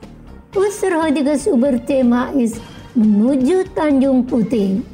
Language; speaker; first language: German; non-native, fluent; Indonesian